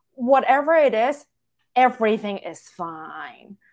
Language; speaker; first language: English; non-native, local second language; Cantonese